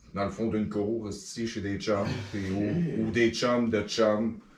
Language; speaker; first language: French; native; French